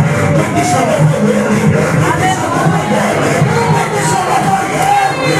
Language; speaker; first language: Portuguese; native; Portuguese